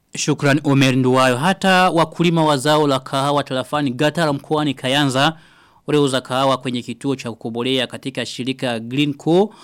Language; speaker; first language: Swahili; non-native, local second language; Rundi